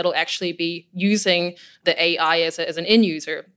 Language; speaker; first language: English; native; English